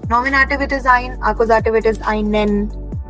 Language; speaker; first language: German; non-native, fluent; Hindi